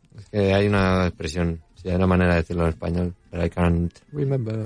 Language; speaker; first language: Spanish; native; Spanish